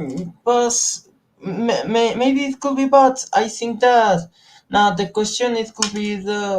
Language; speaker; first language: English; non-native, learner; Spanish